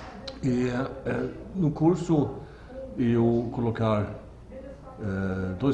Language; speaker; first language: Portuguese; non-native, learner; Swedish